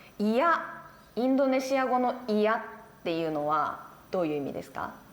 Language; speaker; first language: Japanese; native; Japanese